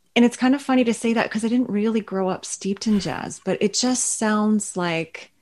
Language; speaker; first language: English; native; English